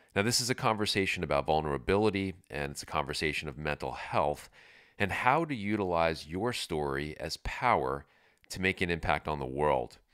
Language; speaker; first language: English; native; English